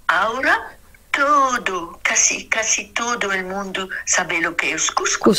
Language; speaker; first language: Spanish; non-native, fluent; Arabic